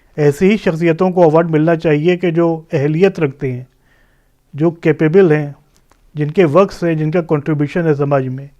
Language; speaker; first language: Urdu; native; Urdu